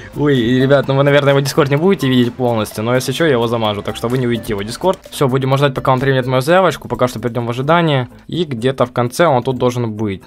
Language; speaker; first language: Russian; native; Russian